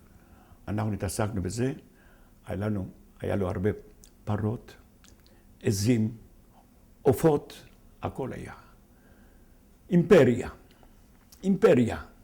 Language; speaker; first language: Hebrew; non-native, fluent; Ladino